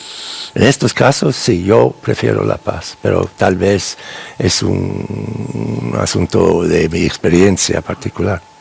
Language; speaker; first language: Spanish; non-native, fluent; English